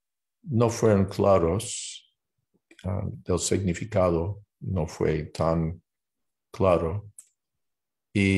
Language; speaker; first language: Spanish; non-native, fluent; English